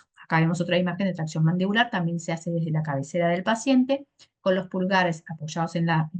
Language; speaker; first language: Spanish; native; Spanish